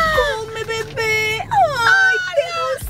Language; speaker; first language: Spanish; native; Spanish